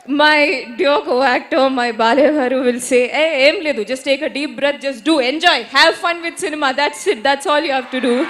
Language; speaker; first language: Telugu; non-native, learner; Malayalam